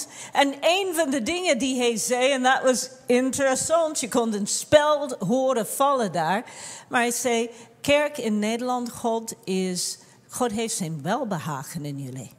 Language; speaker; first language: Dutch; non-native, fluent; English